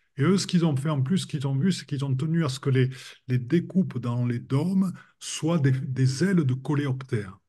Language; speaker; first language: French; native; French